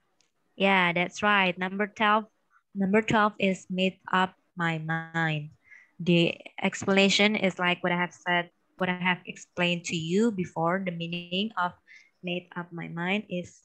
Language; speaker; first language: English; non-native, fluent; Indonesian